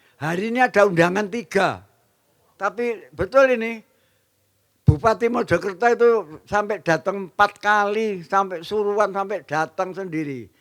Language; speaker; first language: Indonesian; non-native, local second language; Javanese